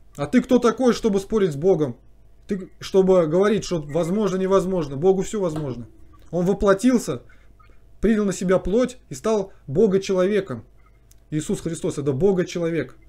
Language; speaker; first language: Russian; native; Russian